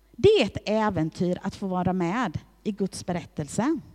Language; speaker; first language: Swedish; native; Swedish